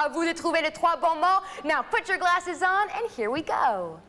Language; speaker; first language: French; non-native, fluent; English